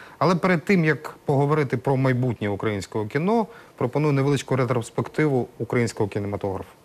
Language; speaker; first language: Ukrainian; native; Ukrainian